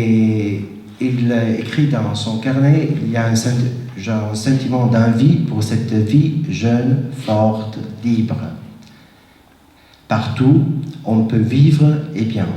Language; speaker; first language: French; non-native, fluent; Italian